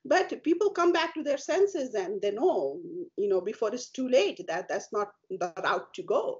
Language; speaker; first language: Hindi; native; Hindi